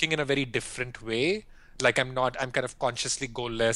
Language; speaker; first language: English; non-native, local second language; Hindi